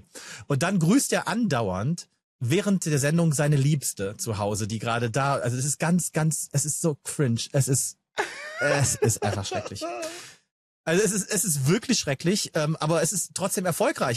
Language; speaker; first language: German; native; German